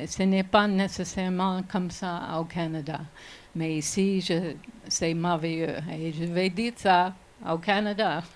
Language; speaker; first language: French; non-native, learner; English